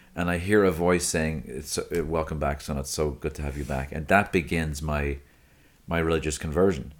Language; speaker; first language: English; native; English